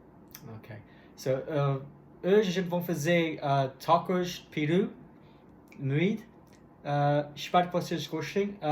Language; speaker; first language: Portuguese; early bilingual, heritage; Portuguese